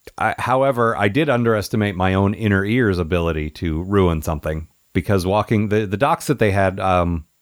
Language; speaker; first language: English; native; English